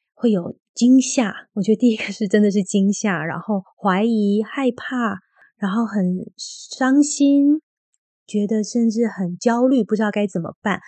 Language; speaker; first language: Chinese; native; Chinese